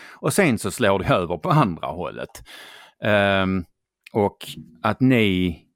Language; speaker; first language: Swedish; native; Swedish